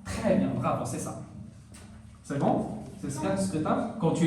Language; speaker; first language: French; non-native, local second language; Arabic